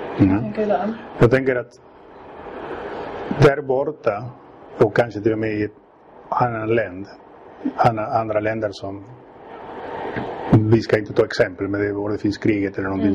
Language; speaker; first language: Swedish; non-native, fluent; Spanish